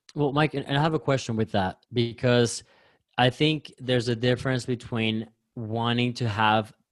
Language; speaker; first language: English; early bilingual, other home language; Spanish